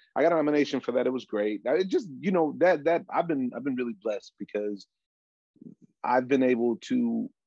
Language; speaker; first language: English; native; English